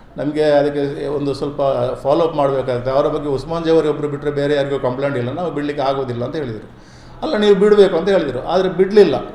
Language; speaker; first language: Kannada; non-native, local second language; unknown